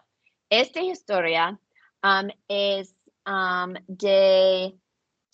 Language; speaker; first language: Spanish; non-native, learner; English